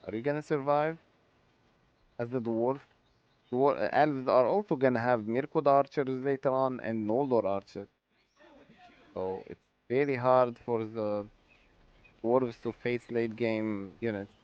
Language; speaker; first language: English; non-native, fluent; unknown